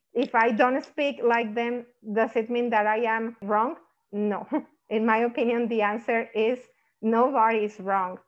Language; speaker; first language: English; non-native, fluent; Spanish